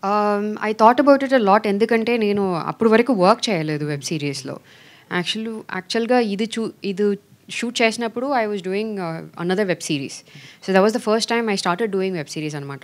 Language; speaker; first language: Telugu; non-native, fluent; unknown